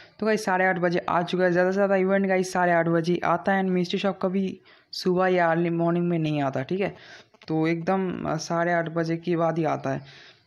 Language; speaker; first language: Hindi; non-native, local second language; Bangla